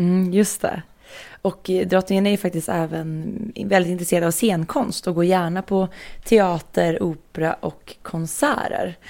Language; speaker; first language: Swedish; native; Swedish